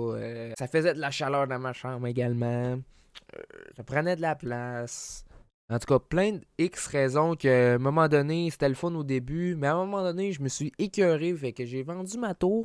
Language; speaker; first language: French; native; French